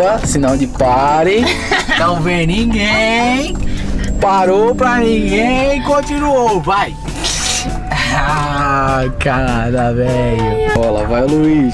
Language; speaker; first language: Portuguese; native; Portuguese